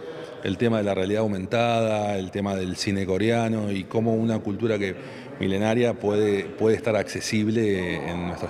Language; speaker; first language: Spanish; native; Spanish